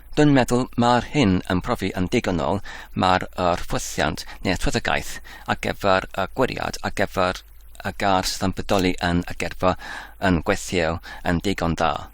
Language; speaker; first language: Welsh; non-native, learner; Dutch